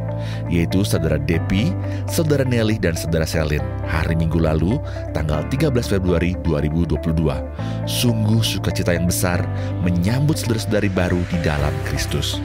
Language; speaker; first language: Indonesian; native; Indonesian